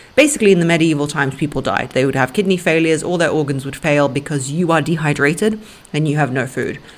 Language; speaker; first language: English; early bilingual, other home language; Russian